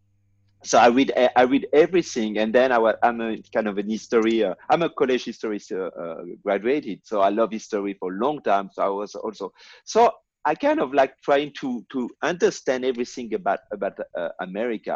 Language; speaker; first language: English; non-native, fluent; French